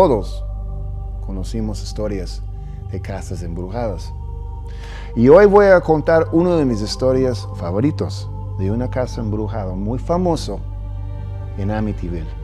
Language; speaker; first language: Spanish; early bilingual, heritage; English